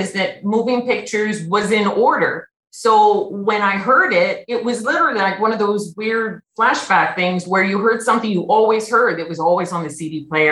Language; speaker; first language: English; native; English